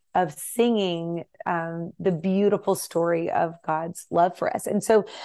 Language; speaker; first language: English; native; English